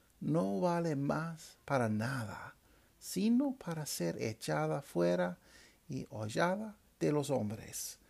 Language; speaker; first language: Spanish; non-native, fluent; English